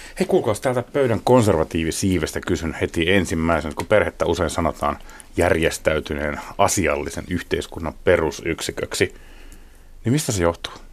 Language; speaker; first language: Finnish; native; Finnish